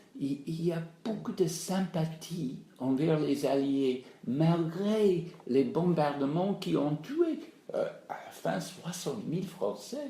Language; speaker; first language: French; non-native, fluent; English